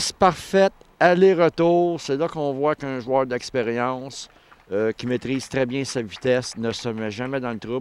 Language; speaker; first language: French; native; French